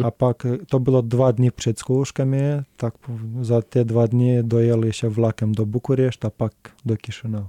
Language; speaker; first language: Czech; non-native, learner; Romanian